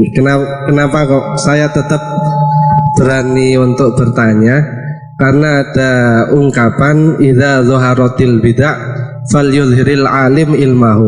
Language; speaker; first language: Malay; non-native, local second language; Javanese